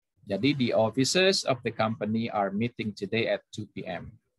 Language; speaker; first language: English; non-native, fluent; Indonesian